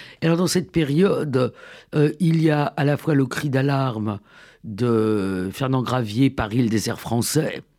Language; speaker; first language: French; native; French